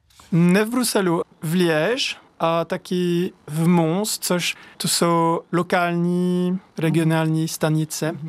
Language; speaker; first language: Czech; non-native, fluent; French